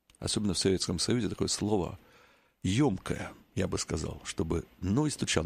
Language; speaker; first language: Russian; native; Russian